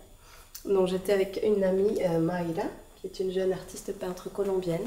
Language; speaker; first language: French; native; French